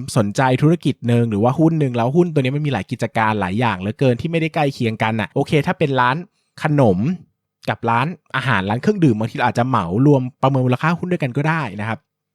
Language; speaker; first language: Thai; native; Thai